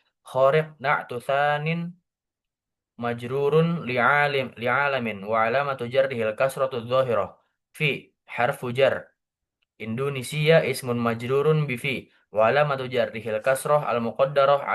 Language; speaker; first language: Arabic; non-native, learner; Indonesian